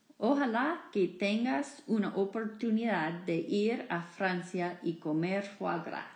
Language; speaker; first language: Spanish; non-native, fluent; English